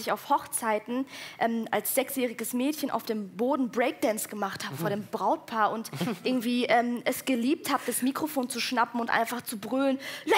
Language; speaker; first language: German; native; German